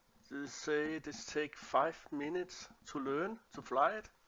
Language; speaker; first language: English; non-native, learner; Danish